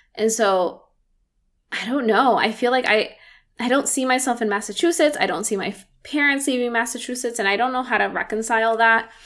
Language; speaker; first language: English; early bilingual, other home language; Spanish